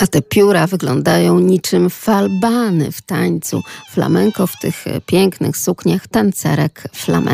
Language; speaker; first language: Polish; native; Polish